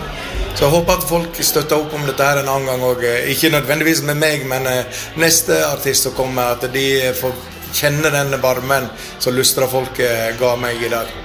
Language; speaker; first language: Norwegian; native; Norwegian